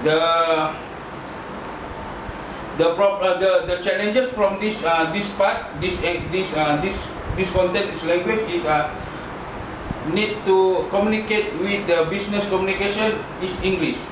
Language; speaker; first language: English; non-native, learner; Malay